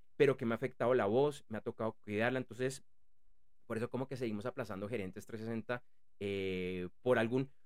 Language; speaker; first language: Spanish; native; Spanish